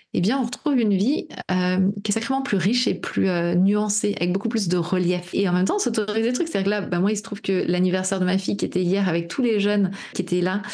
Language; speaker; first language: French; native; French